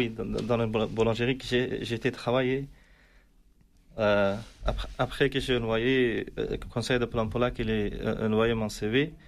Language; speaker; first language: French; non-native, learner; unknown